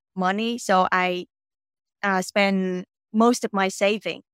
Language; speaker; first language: English; non-native, fluent; Vietnamese